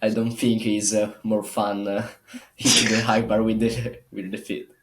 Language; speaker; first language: English; non-native, learner; Italian